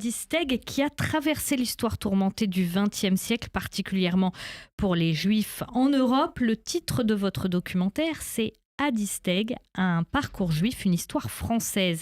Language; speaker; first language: French; native; French